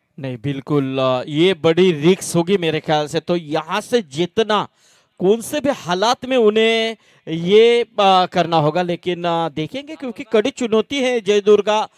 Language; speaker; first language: Hindi; non-native, local second language; Marathi